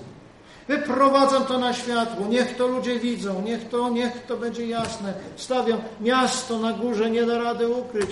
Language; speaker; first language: Polish; native; Polish